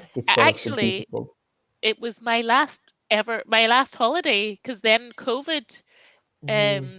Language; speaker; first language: English; native; English